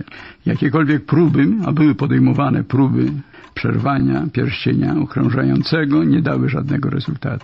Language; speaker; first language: Polish; native; Polish